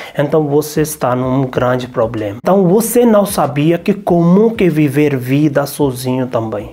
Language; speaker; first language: Portuguese; non-native, learner; Hindi